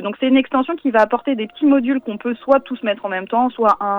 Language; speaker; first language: French; native; French